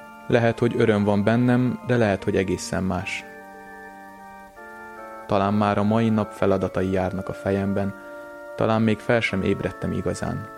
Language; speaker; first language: Hungarian; native; Hungarian